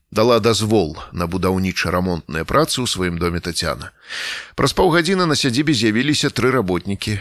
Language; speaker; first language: Belarusian; native; Belarusian